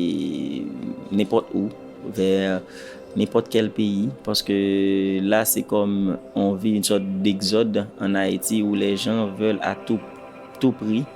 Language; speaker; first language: French; non-native, local second language; Haitian Creole